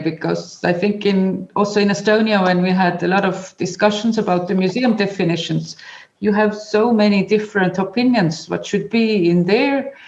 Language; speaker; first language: English; non-native, fluent; Estonian